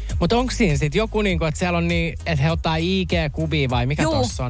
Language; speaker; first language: Finnish; native; Finnish